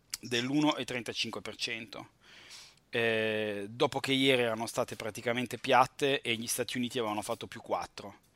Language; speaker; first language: Italian; native; Italian